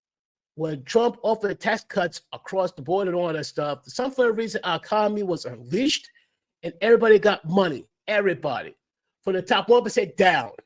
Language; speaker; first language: English; native; English